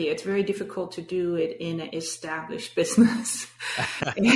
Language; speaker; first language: English; non-native, fluent; Danish